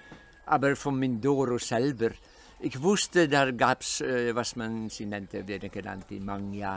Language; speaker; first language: German; non-native, fluent; Dutch